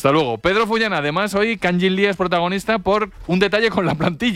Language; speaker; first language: Spanish; native; Spanish